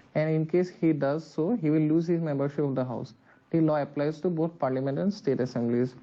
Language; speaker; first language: English; non-native, local second language; Assamese